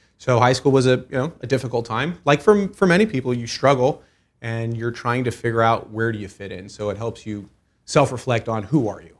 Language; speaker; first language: English; early bilingual, other home language; Persian